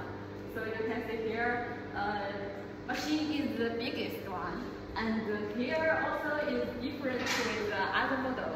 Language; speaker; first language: English; non-native, learner; Chinese